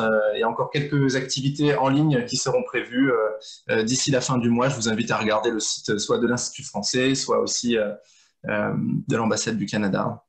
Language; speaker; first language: French; native; French